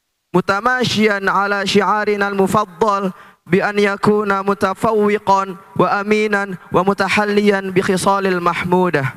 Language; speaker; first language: Arabic; non-native, learner; Indonesian